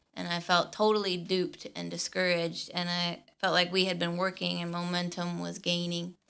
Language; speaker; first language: English; native; English